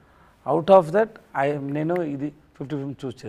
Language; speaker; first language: Telugu; non-native, learner; Tamil